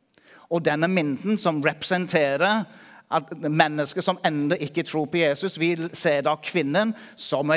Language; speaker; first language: Norwegian; non-native, fluent; English